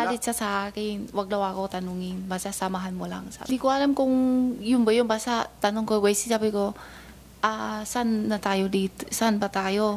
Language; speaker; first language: Filipino; non-native, fluent; Chinese